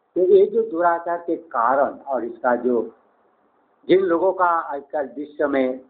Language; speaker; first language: Hindi; native; Hindi